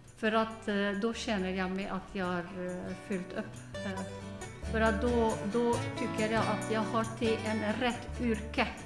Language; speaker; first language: Swedish; non-native, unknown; Albanian